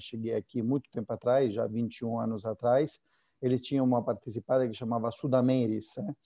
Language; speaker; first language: Portuguese; non-native, fluent; Italian